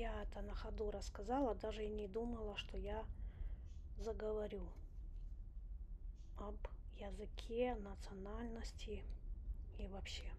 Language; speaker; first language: Russian; non-native, local second language; Romanian